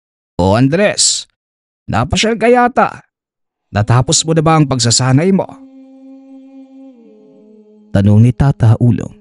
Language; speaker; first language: Filipino; native; Filipino